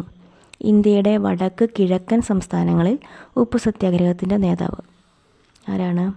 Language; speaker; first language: Malayalam; native; Malayalam